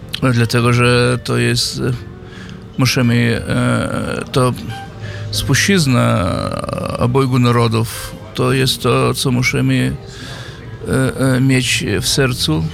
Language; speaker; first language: Polish; non-native, fluent; Yiddish